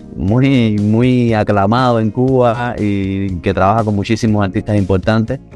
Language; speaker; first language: Spanish; native; Spanish